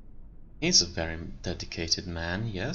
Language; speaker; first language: English; non-native, fluent; German